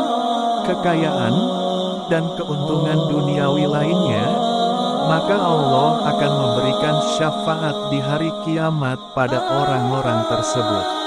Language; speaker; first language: Indonesian; native; Indonesian